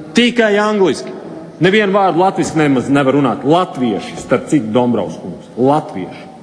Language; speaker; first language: Latvian; native; Latvian